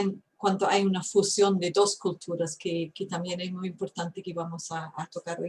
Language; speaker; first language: Spanish; non-native, fluent; English